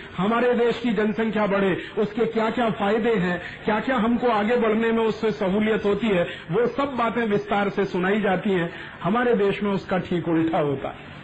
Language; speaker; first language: Hindi; native; Hindi